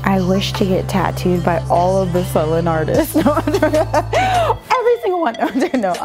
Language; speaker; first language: English; native; English